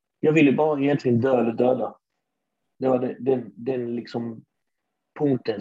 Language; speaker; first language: Swedish; early bilingual, other home language; Arabic